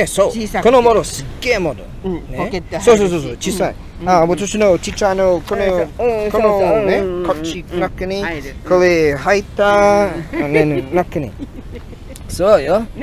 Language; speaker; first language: Japanese; non-native, learner; English